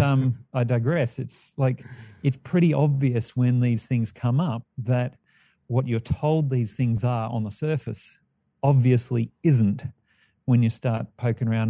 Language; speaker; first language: English; native; English